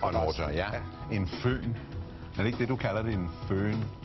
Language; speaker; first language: Danish; native; Danish